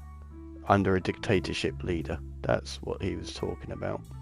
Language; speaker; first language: English; native; English